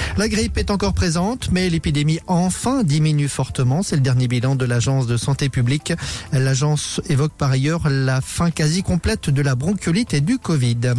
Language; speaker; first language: French; native; French